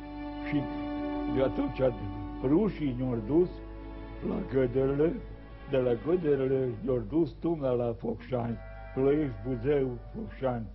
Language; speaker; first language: Romanian; non-native, local second language; Serbian